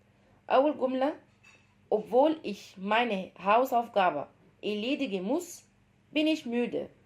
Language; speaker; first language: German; non-native, fluent; Arabic